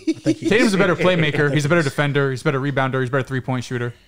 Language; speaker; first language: English; native; English